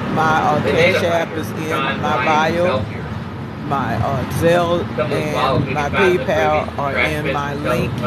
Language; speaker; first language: English; native; English